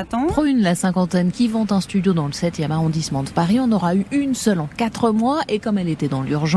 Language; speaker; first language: French; native; French